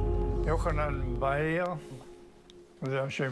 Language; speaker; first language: Hebrew; non-native, learner; German